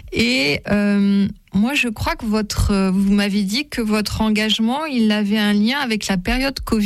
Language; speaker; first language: French; native; French